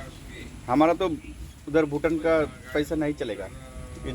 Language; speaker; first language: Hindi; non-native, local second language; Bangla